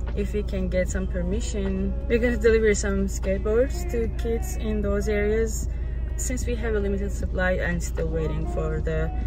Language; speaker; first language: English; non-native, fluent; Turkish